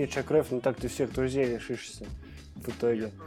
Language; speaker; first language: Russian; native; Russian